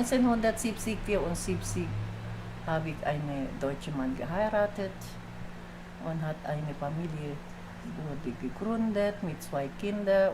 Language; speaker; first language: German; non-native, learner; Filipino